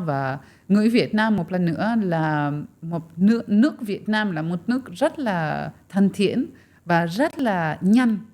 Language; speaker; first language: Vietnamese; non-native, fluent; French